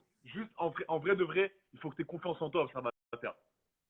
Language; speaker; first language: French; native; French